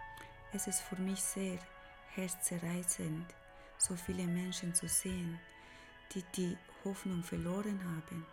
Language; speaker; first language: German; non-native, fluent; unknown